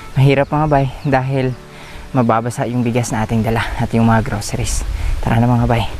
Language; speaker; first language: Filipino; non-native, local second language; Cebuano